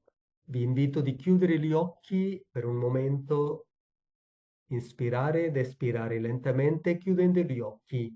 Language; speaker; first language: Italian; non-native, fluent; Tamil